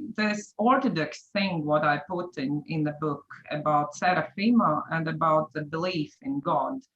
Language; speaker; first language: English; non-native, fluent; Latvian